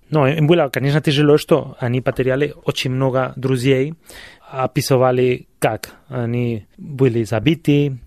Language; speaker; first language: Russian; non-native, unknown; Spanish